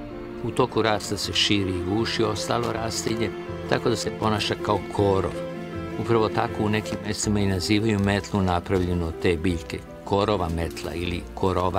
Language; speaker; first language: Serbian; native; Serbian